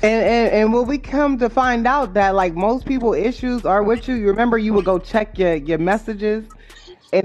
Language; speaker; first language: English; native; English